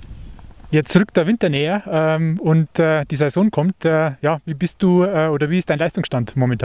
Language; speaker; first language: German; native; German